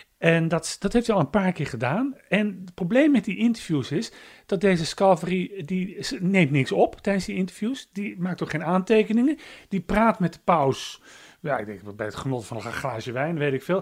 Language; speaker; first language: Dutch; native; Dutch